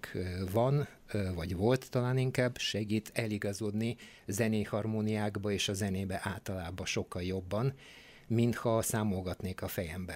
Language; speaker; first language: Hungarian; non-native, fluent; Bulgarian